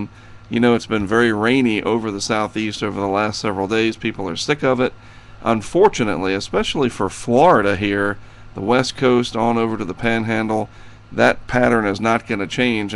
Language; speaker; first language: English; native; English